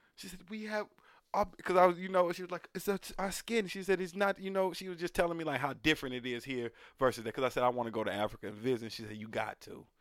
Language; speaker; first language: English; native; English